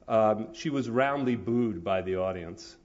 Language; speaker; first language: English; native; English